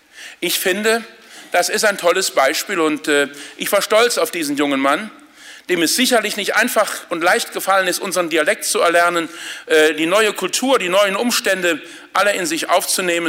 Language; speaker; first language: German; native; German